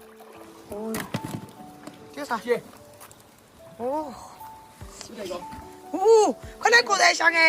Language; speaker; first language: Chinese; native; Chinese